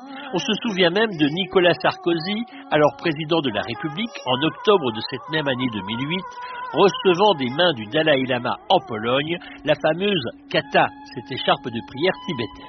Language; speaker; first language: French; native; French